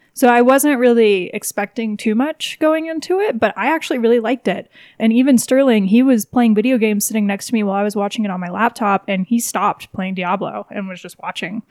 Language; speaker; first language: English; native; English